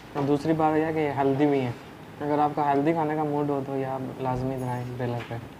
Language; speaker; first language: Urdu; non-native, local second language; Punjabi